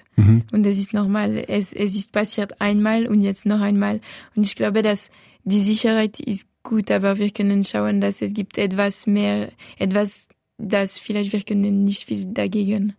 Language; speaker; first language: German; non-native, local second language; French